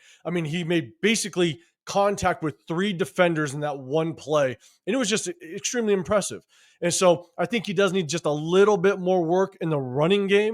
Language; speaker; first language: English; native; English